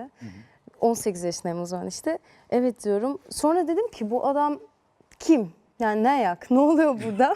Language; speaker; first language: Turkish; early bilingual, heritage; Turkish